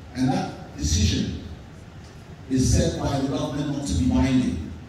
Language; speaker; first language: English; native; English